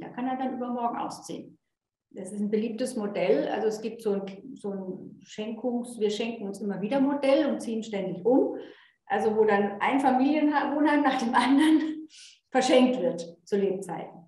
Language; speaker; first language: German; native; German